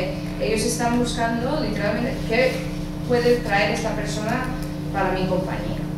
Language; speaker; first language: Spanish; early bilingual, heritage; English